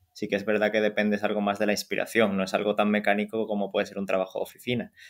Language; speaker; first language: Spanish; native; Spanish